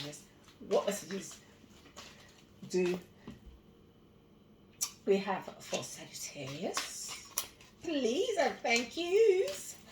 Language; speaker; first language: English; native; English